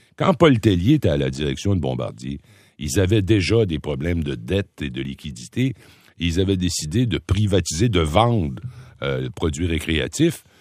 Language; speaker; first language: French; native; French